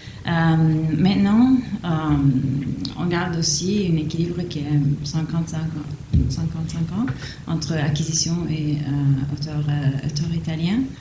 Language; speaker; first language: French; non-native, fluent; Italian